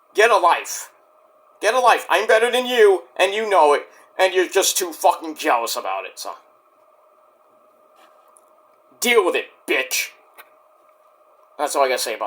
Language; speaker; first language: English; native; English